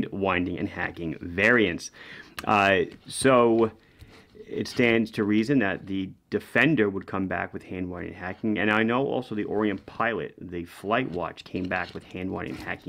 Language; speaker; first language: English; native; English